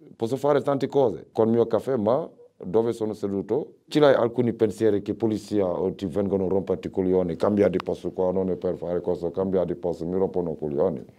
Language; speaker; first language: Italian; non-native, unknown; Wolof